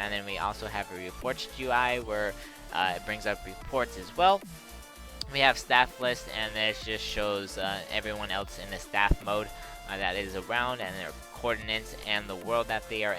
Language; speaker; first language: English; native; English